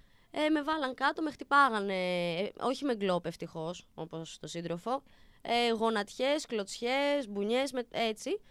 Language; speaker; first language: Greek; native; Greek